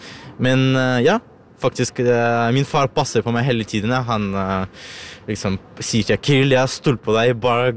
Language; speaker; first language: Norwegian; non-native, learner; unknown